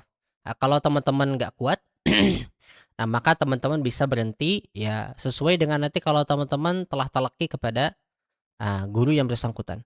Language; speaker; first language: Indonesian; native; Indonesian